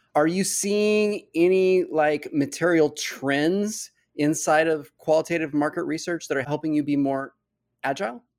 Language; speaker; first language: English; native; English